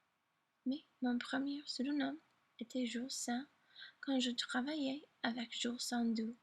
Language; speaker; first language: French; non-native, learner; English